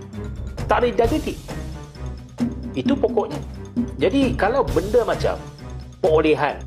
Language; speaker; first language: Malay; native; Malay